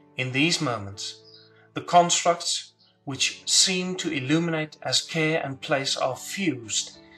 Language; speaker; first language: English; non-native, local second language; Afrikaans